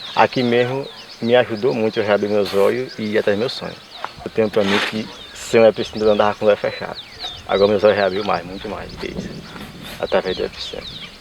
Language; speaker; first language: Portuguese; native; Portuguese